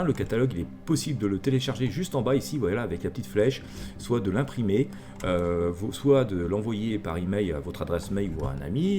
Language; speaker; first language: French; native; French